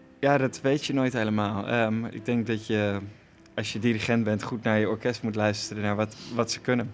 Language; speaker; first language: Dutch; native; Dutch